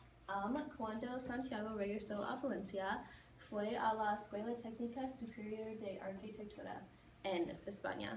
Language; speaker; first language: Spanish; non-native, learner; English